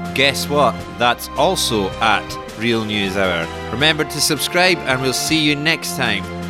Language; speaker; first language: English; native; English